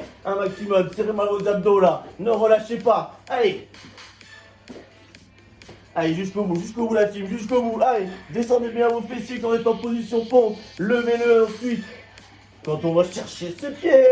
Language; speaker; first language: French; native; French